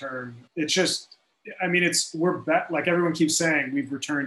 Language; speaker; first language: English; native; English